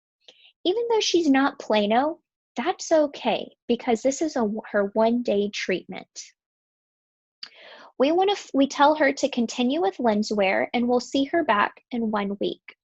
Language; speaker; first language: English; native; English